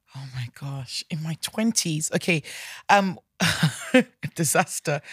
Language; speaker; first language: English; non-native, local second language; Yoruba